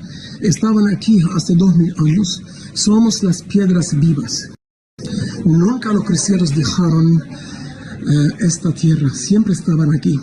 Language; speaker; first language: Spanish; non-native, fluent; Arabic